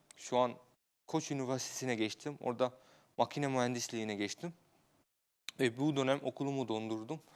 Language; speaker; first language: Turkish; non-native, fluent; Bangla